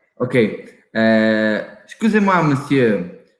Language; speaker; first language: French; non-native, learner; Portuguese